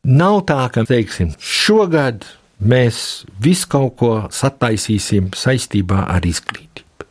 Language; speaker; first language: Latvian; early bilingual, heritage; Latvian